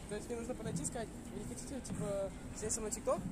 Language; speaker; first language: Russian; native; Russian